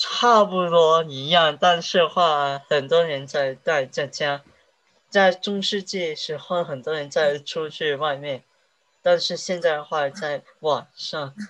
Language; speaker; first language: Chinese; early bilingual, heritage; Chinese